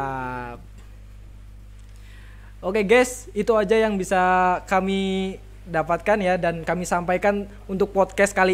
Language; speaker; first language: Indonesian; native; Indonesian